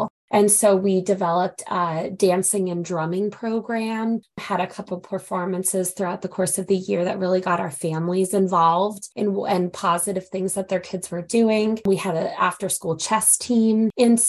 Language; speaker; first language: English; native; English